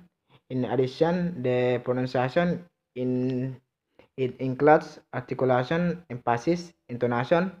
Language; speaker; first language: English; non-native, learner; Indonesian